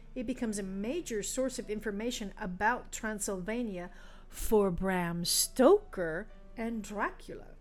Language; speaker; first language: English; native; English